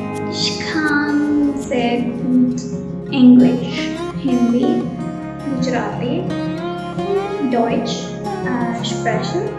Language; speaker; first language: German; non-native, fluent; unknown